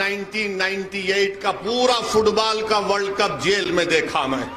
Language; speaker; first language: Urdu; native; Urdu